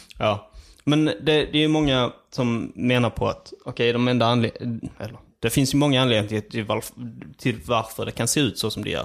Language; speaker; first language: Swedish; early bilingual, other home language; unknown